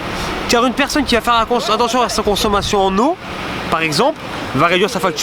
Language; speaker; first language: French; native; French